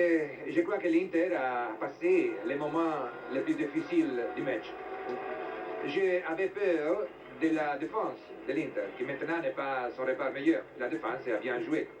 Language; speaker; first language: French; non-native, learner; Italian